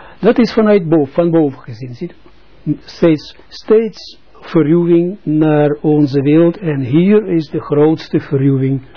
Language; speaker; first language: Dutch; non-native, fluent; Russian